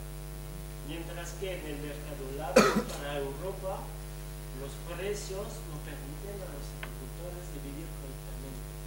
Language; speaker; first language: Spanish; non-native, fluent; French